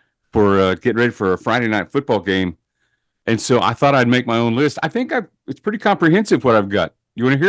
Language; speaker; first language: English; native; English